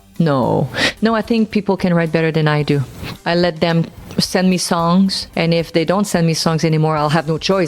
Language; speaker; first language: English; non-native, local second language; French